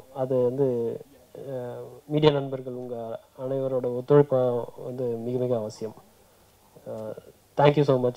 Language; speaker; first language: Tamil; native; Tamil